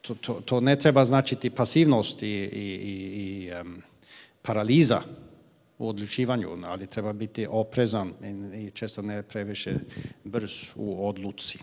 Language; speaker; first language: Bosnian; non-native, fluent; Swedish